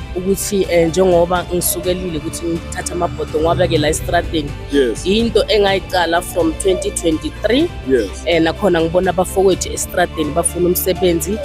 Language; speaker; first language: Zulu; native; Zulu